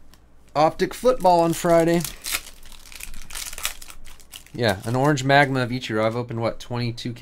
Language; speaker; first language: English; native; English